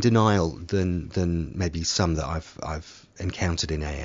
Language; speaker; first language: English; native; English